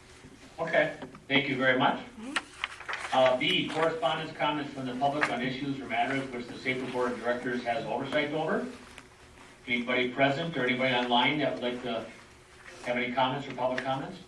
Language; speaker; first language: English; native; English